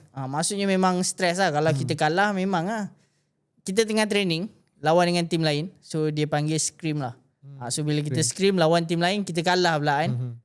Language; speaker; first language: Malay; native; Malay